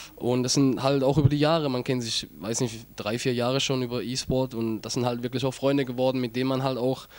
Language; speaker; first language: German; native; German